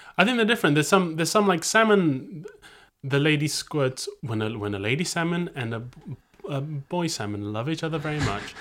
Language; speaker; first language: English; native; English